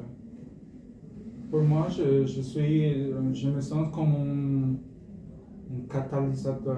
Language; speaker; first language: French; non-native, fluent; Portuguese